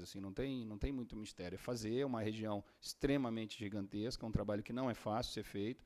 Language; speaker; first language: Portuguese; native; Portuguese